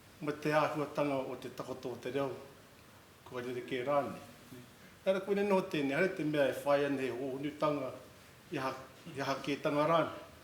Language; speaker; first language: Māori; native; Māori